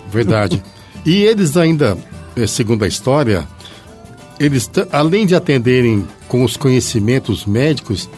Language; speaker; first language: Portuguese; native; Portuguese